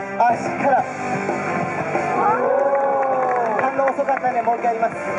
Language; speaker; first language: Japanese; native; Japanese